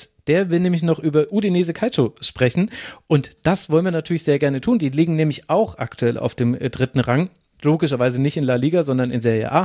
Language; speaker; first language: German; native; German